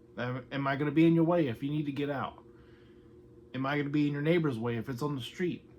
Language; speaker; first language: English; native; English